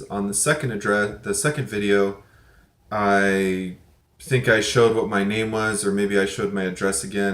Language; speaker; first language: English; native; English